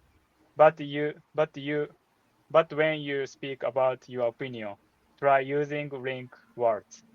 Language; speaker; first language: English; non-native, learner; Japanese